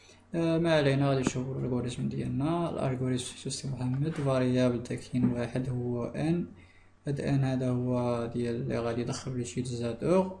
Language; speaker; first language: Arabic; native; Arabic